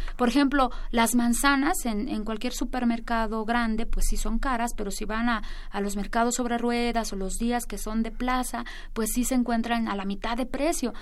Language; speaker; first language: Spanish; native; Spanish